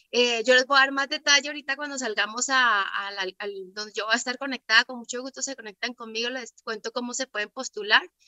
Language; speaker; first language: Spanish; native; Spanish